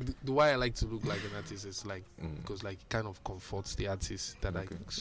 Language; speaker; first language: English; non-native, local second language; Igbo